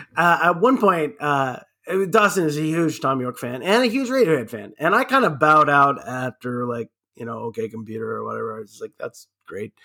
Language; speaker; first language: English; early bilingual, other home language; German